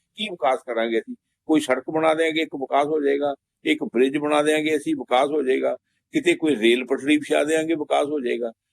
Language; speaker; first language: Punjabi; native; Punjabi